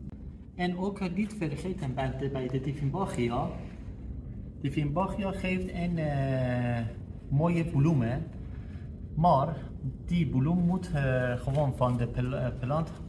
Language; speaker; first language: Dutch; non-native, learner; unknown